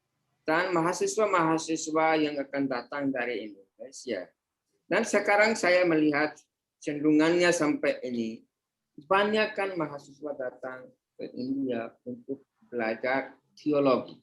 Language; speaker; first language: Indonesian; non-native, fluent; Hindi